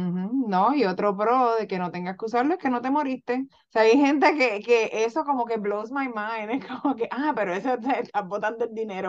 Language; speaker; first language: Spanish; native; Spanish